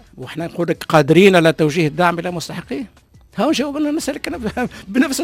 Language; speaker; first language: Arabic; native; Arabic